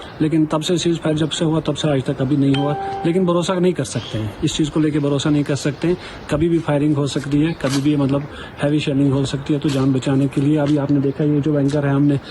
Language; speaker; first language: Urdu; non-native, local second language; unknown